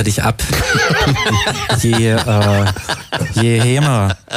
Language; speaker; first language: German; native; German